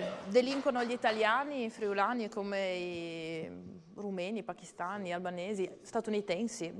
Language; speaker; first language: Italian; native; Italian